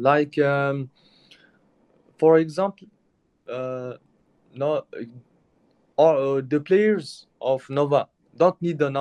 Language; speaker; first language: English; non-native, learner; Mongolian